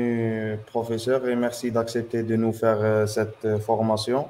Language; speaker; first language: French; non-native, local second language; Arabic